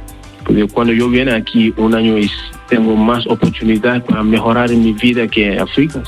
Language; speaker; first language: Spanish; non-native, learner; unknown